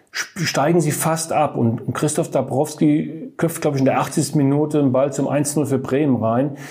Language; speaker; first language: German; native; German